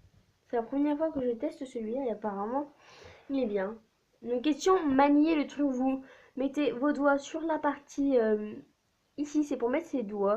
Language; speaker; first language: French; native; French